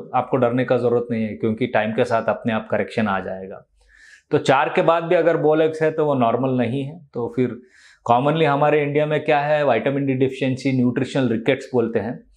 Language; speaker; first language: Hindi; non-native, local second language; Telugu